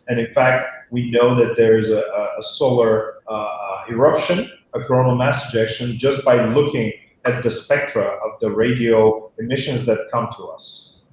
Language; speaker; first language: English; non-native, fluent; Bulgarian